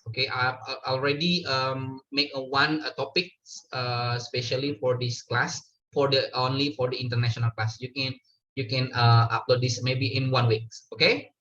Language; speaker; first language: English; non-native, learner; Indonesian